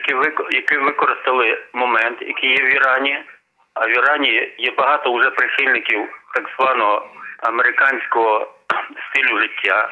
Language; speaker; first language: Ukrainian; non-native, local second language; Russian